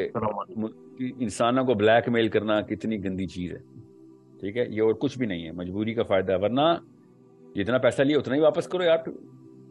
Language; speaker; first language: Urdu; non-native, local second language; Punjabi